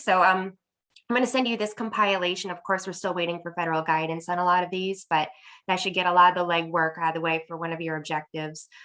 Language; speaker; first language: English; native; English